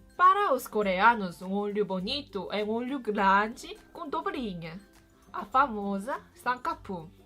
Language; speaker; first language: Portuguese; non-native, fluent; Korean